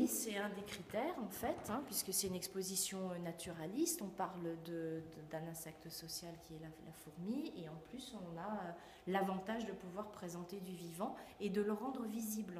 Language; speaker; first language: French; native; French